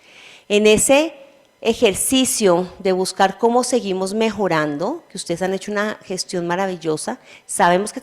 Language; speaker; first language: Spanish; native; Spanish